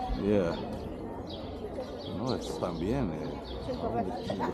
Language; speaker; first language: Spanish; non-native, learner; English